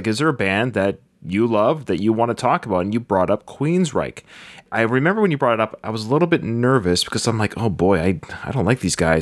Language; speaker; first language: English; native; English